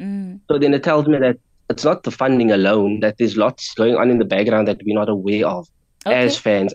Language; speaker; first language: English; non-native, local second language; Afrikaans